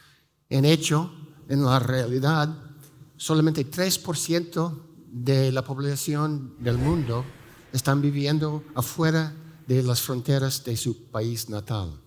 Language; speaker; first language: Spanish; non-native, fluent; English